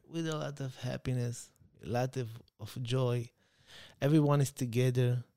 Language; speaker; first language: English; non-native, learner; Hebrew